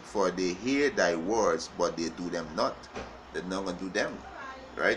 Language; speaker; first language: English; native; English